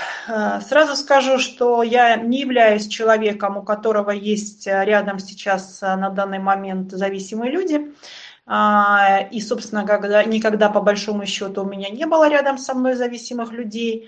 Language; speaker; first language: Russian; native; Russian